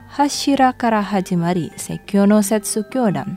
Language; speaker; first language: Japanese; non-native, fluent; Indonesian